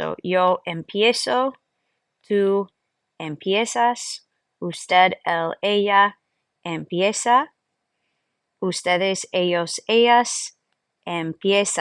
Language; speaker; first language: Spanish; non-native, fluent; English